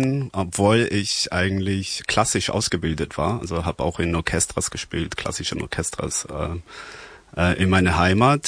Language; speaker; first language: German; non-native, fluent; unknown